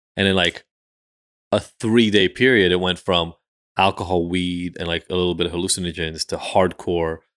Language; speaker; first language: English; early bilingual, other home language; Hebrew